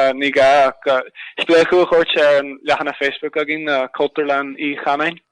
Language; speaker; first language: Irish; non-native, local second language; English